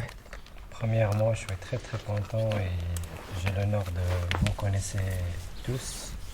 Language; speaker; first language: French; non-native, local second language; Arabic